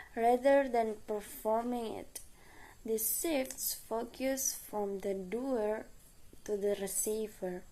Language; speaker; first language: English; non-native, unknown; Indonesian